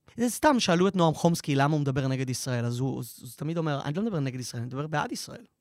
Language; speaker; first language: Hebrew; native; Hebrew